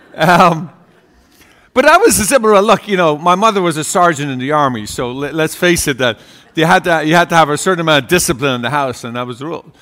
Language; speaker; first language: English; native; English